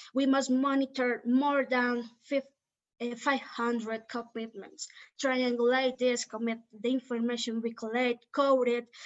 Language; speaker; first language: English; non-native, fluent; Spanish